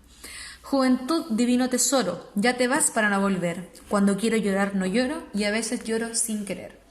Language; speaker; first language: Spanish; native; Spanish